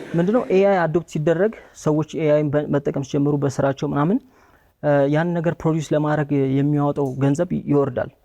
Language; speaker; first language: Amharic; native; Amharic